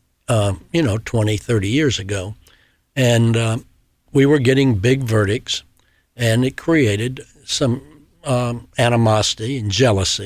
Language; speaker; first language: English; native; English